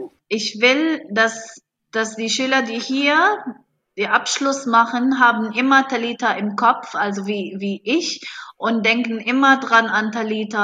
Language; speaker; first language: German; non-native, fluent; Arabic